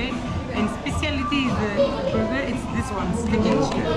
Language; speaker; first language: English; non-native, learner; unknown